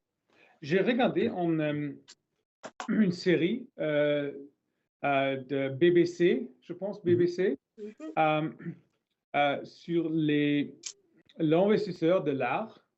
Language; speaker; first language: French; non-native, learner; English